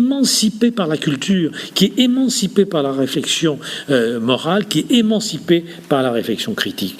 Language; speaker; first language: French; native; French